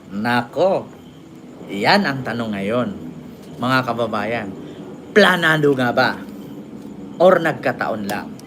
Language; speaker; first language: Filipino; native; Filipino